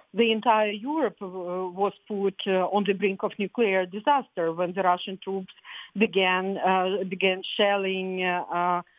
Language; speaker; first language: English; non-native, fluent; Ukrainian